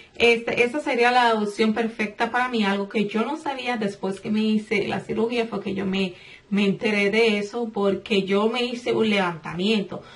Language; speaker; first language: Spanish; native; Spanish